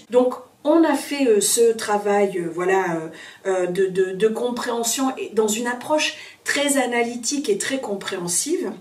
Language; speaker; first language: French; native; French